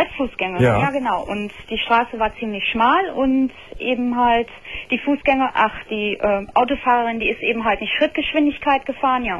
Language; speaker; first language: German; native; German